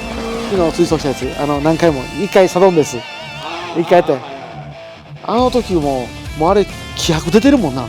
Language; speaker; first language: Japanese; native; Japanese